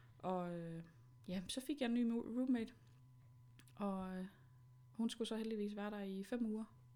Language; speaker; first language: Danish; native; Danish